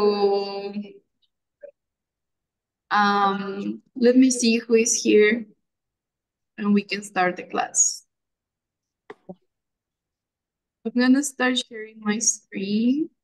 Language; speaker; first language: English; non-native, fluent; Spanish